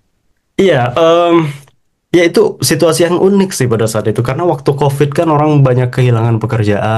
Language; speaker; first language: Indonesian; native; Indonesian